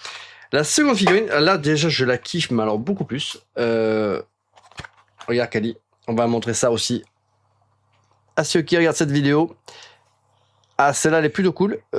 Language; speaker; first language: French; native; French